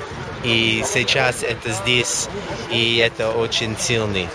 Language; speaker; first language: Russian; non-native, learner; English